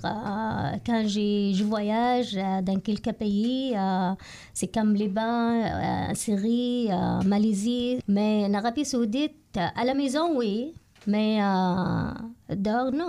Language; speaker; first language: French; non-native, learner; Arabic